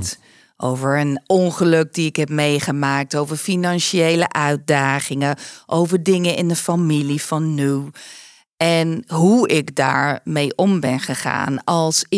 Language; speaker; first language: Dutch; non-native, fluent; English